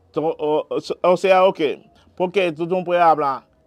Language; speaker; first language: Spanish; non-native, learner; Haitian Creole